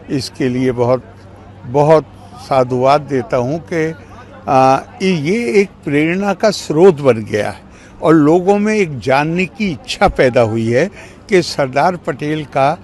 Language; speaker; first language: Hindi; native; Hindi